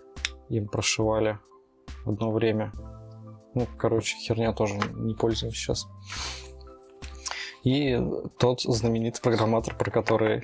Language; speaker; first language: Russian; native; Russian